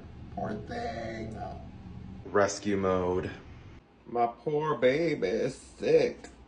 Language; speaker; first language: English; native; English